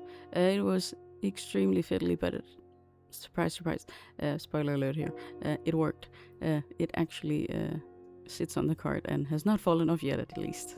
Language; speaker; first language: English; non-native, fluent; Danish